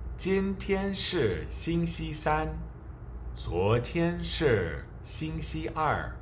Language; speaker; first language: Chinese; non-native, fluent; English